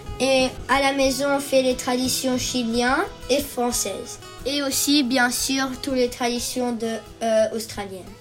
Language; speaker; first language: French; early bilingual, heritage; French